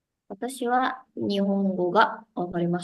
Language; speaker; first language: Japanese; non-native, learner; Indonesian